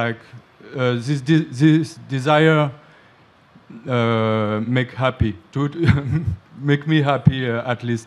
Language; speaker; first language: English; non-native, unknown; French